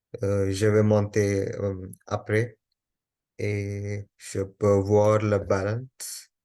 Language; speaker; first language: French; non-native, learner; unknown